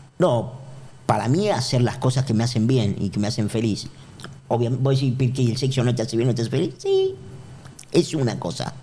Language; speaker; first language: Spanish; native; Spanish